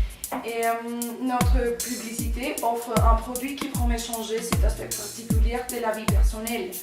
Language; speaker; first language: French; non-native, learner; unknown